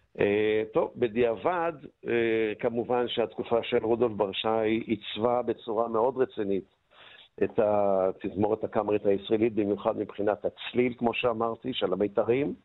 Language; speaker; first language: Hebrew; native; Hebrew